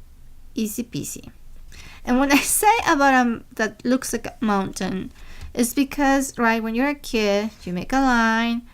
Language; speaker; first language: English; non-native, fluent; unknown